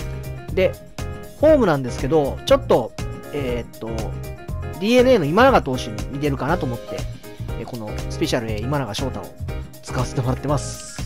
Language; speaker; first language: Japanese; native; Japanese